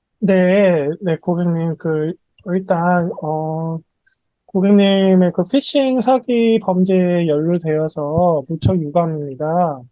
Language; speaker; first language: Korean; native; Korean